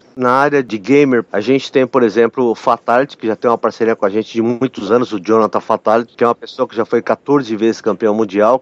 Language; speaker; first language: Portuguese; native; Portuguese